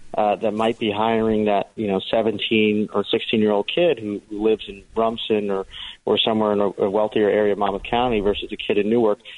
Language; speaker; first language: English; early bilingual, other home language; Hindi